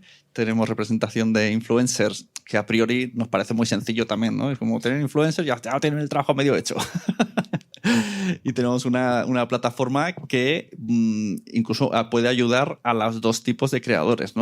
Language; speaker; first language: Spanish; native; Spanish